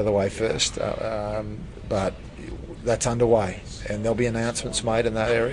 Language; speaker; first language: English; native; English